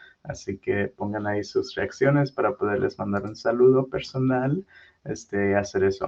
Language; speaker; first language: Spanish; native; Spanish